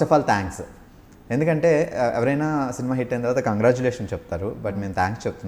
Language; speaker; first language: Telugu; native; Telugu